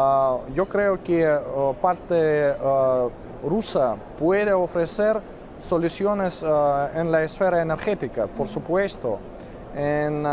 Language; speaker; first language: Spanish; non-native, fluent; Russian